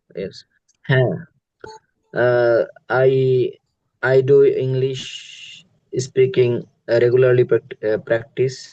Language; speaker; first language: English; non-native, learner; Bangla